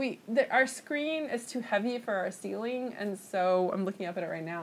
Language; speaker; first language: English; native; English